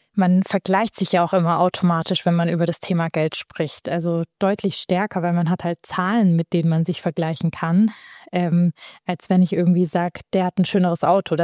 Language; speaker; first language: German; early bilingual, other home language; Albanian